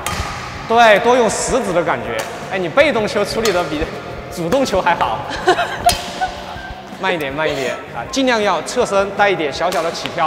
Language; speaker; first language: Chinese; native; Chinese